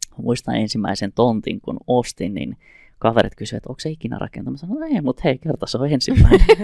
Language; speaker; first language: Finnish; early bilingual, other home language; Kurdish